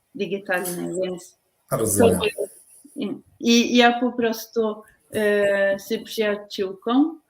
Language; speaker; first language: Polish; non-native, learner; Norwegian